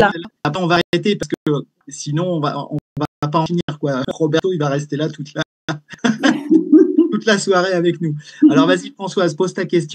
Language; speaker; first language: French; native; French